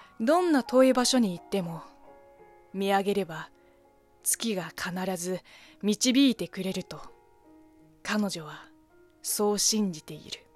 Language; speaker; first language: Japanese; non-native, fluent; Chinese